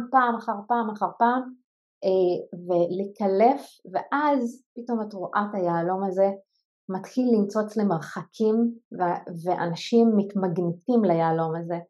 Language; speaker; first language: Hebrew; non-native, local second language; Arabic